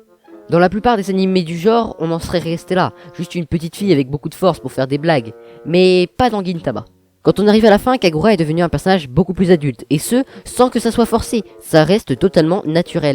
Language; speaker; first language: French; native; French